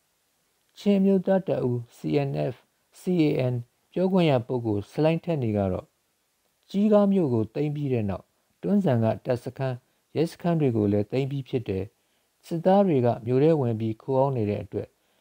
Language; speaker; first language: Burmese; native; Burmese